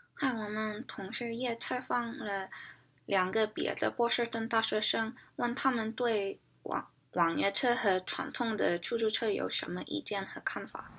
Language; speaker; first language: Chinese; non-native, learner; English